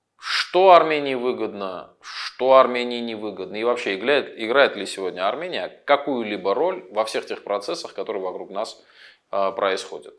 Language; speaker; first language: Russian; non-native, local second language; Armenian